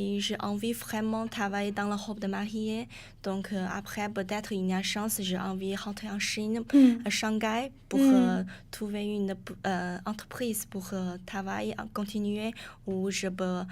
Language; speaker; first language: French; non-native, learner; Chinese